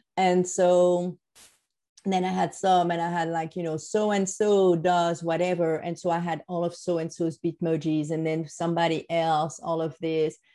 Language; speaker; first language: English; non-native, fluent; French